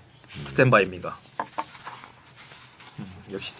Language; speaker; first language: Korean; native; Korean